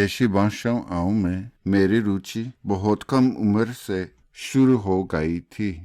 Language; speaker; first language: Hindi; non-native, fluent; English